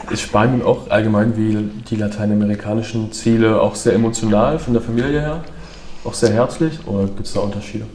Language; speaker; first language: German; native; German